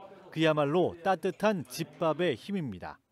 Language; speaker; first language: Korean; native; Korean